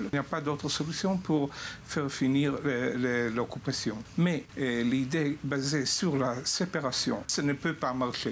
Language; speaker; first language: French; non-native, fluent; Hebrew